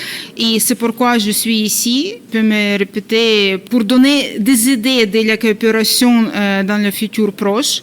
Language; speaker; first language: French; non-native, fluent; Ukrainian